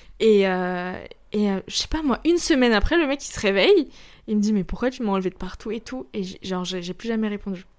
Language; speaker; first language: French; early bilingual, other home language; Arabic